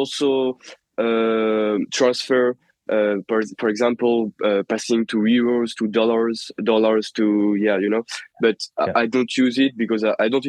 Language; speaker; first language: English; non-native, fluent; French